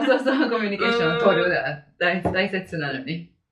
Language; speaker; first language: Japanese; non-native, fluent; Italian